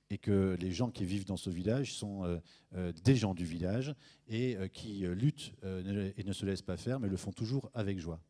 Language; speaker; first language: French; native; French